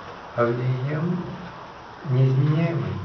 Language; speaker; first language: Russian; native; Russian